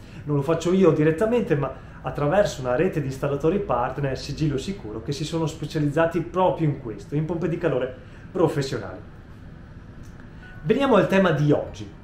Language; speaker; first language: Italian; native; Italian